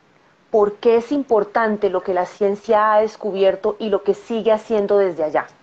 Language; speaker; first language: Spanish; native; Spanish